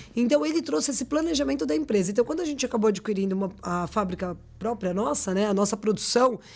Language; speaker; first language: Portuguese; native; Portuguese